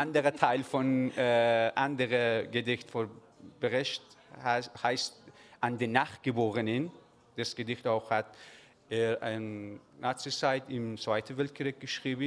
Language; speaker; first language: German; non-native, learner; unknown